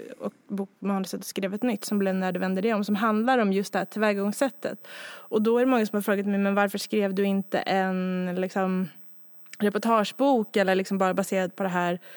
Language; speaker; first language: Swedish; native; Swedish